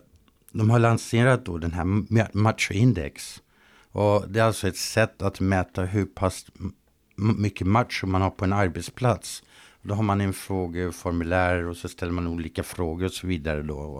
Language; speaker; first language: Swedish; native; Swedish